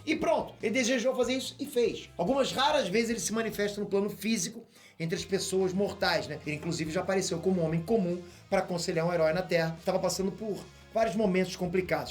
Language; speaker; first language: Portuguese; native; Portuguese